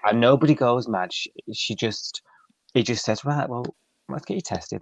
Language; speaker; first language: English; native; English